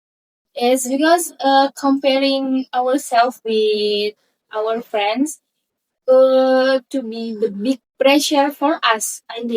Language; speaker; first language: English; non-native, learner; Indonesian